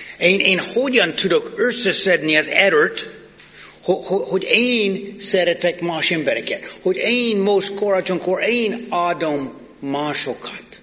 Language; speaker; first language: Hungarian; non-native, fluent; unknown